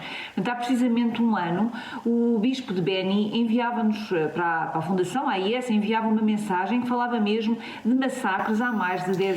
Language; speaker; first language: Portuguese; native; Portuguese